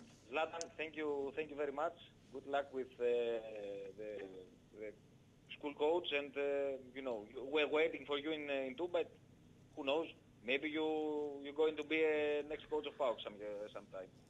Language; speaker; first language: English; non-native, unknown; Greek